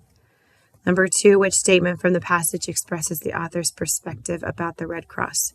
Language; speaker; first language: English; native; English